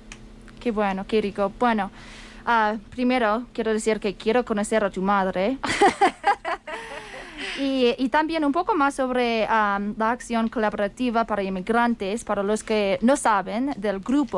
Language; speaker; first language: Spanish; non-native, fluent; English